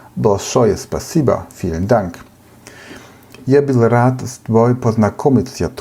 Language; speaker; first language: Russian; non-native, learner; German